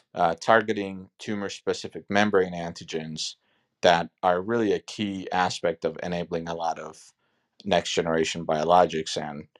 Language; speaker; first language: English; non-native, fluent; Turkish